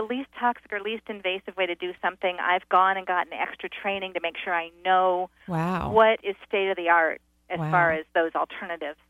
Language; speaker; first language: English; native; English